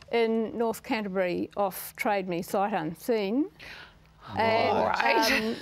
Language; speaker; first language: English; native; English